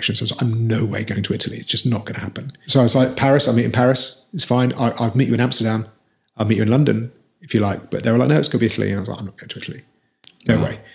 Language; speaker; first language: English; native; English